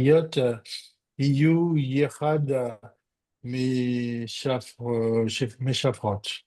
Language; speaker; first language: Hebrew; non-native, learner; French